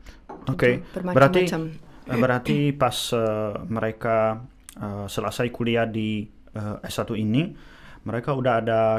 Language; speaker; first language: Indonesian; non-native, fluent; Czech